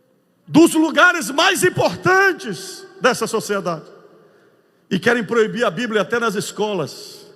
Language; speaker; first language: Portuguese; native; Portuguese